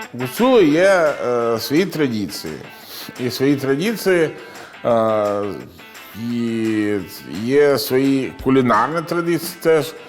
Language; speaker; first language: Ukrainian; non-native, learner; Italian